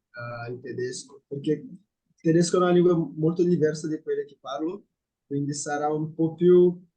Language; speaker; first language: Italian; non-native, fluent; Portuguese